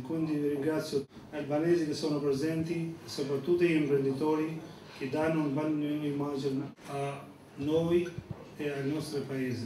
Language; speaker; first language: Italian; non-native, fluent; Albanian